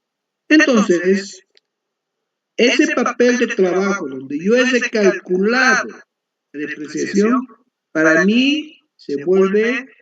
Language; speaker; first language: Spanish; native; Spanish